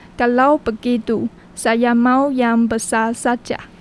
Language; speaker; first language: Indonesian; non-native, learner; Chinese